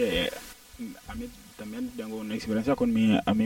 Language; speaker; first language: Spanish; non-native, learner; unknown